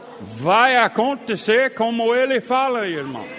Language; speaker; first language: Portuguese; non-native, fluent; English